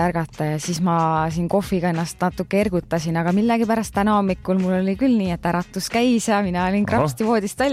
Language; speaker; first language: Estonian; native; Estonian